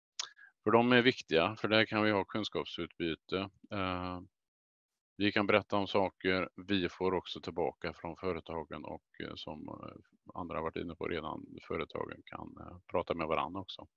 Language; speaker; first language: Swedish; native; Swedish